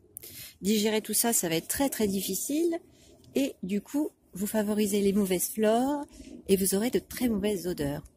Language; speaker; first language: French; native; French